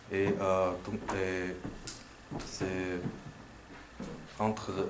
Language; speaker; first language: French; non-native, learner; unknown